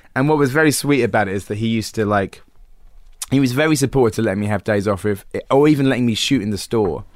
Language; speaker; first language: English; native; English